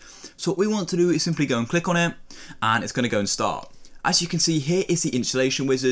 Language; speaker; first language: English; native; English